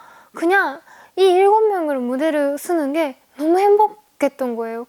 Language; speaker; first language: Korean; non-native, fluent; Japanese